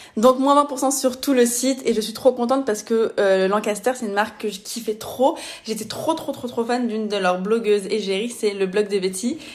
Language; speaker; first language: French; native; French